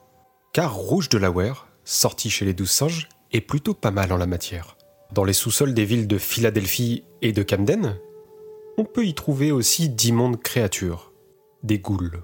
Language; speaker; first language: French; native; French